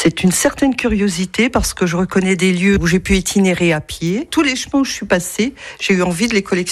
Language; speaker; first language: French; native; French